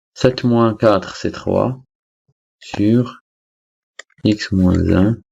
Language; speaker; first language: French; non-native, local second language; Arabic